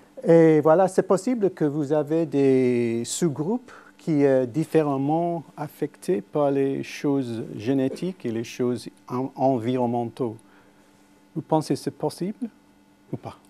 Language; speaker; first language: French; non-native, fluent; English